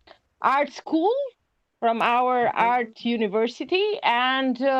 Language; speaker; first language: English; non-native, learner; Albanian